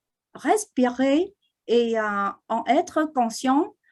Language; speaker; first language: French; non-native, fluent; Vietnamese